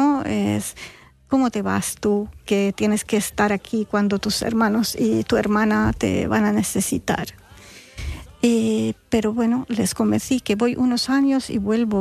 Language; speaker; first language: Spanish; non-native, fluent; Arabic